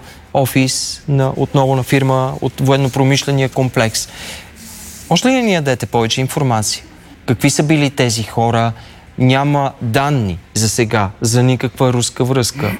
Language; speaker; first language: Bulgarian; native; Bulgarian